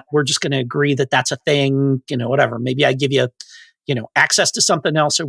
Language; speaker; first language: English; native; English